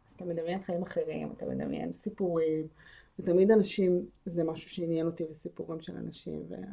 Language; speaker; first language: Hebrew; native; Hebrew